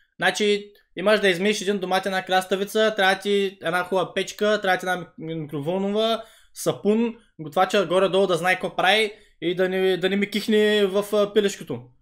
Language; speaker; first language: Bulgarian; early bilingual, other home language; Vietnamese